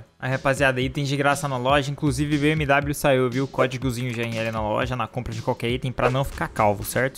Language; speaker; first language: Portuguese; native; Portuguese